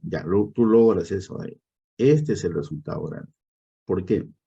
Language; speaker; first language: Spanish; native; Spanish